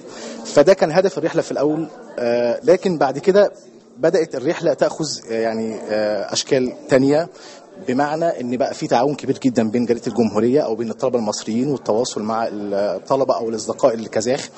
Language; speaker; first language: Arabic; native; Arabic